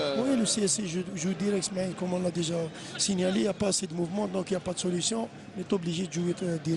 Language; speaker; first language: French; non-native, local second language; Arabic